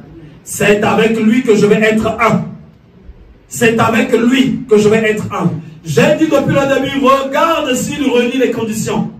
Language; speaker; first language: French; non-native, local second language; Lingala